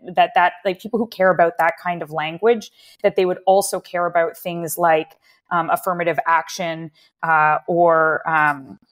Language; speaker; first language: English; native; English